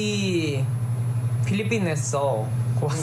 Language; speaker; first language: Korean; non-native, learner; Filipino